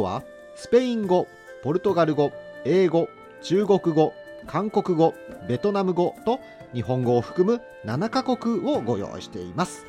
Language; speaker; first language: Japanese; native; Japanese